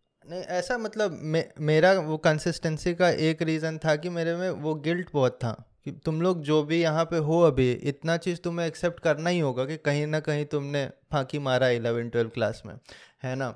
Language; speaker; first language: Hindi; native; Hindi